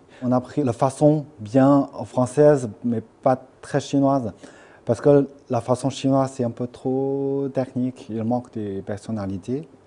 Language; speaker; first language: French; non-native, fluent; Chinese